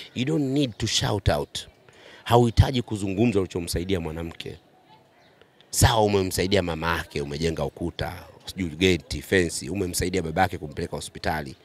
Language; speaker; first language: Swahili; native; Swahili